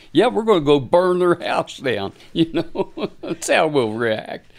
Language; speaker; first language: English; native; English